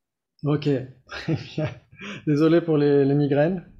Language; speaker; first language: French; native; French